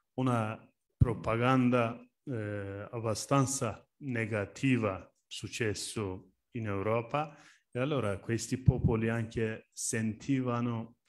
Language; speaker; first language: Italian; non-native, learner; Turkish